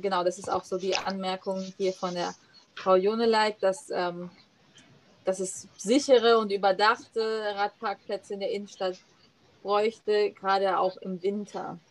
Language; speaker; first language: German; native; German